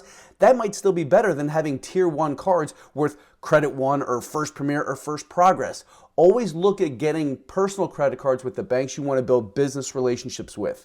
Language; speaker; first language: English; native; English